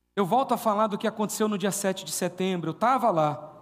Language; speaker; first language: Portuguese; native; Portuguese